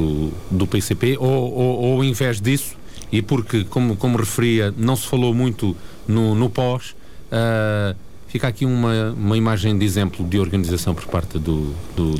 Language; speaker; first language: Portuguese; native; Portuguese